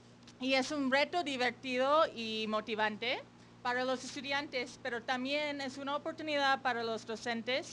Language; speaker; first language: Spanish; non-native, fluent; English